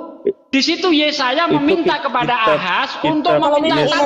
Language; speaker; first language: Indonesian; native; Indonesian